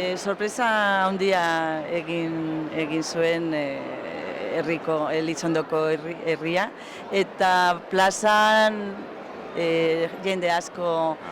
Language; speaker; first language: Basque; non-native, local second language; Spanish